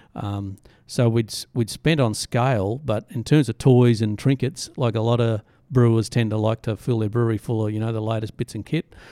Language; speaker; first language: English; native; English